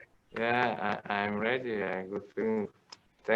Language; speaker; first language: English; non-native, learner; Russian